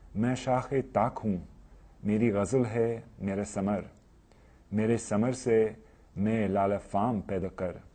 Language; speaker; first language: Urdu; non-native, fluent; English